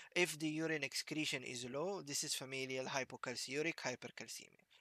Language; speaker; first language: English; non-native, fluent; Arabic